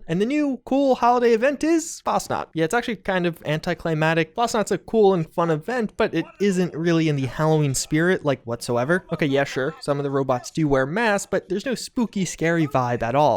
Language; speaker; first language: English; native; English